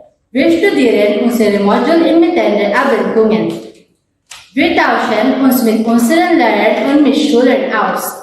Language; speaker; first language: German; non-native, learner; Filipino